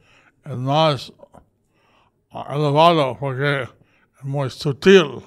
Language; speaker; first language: Spanish; non-native, learner; English